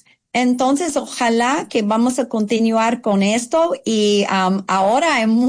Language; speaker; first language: Spanish; non-native, fluent; English